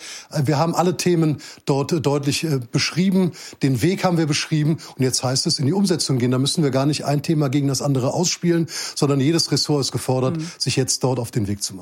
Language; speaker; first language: German; native; German